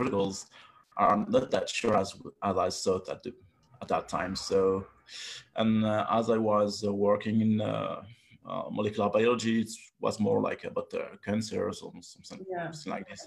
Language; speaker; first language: English; non-native, fluent; French